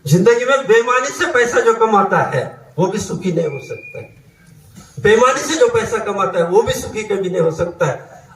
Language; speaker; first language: Hindi; non-native, local second language; Marathi